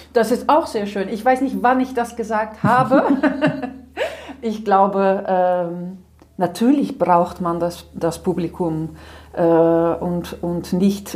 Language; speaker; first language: German; non-native, fluent; Dutch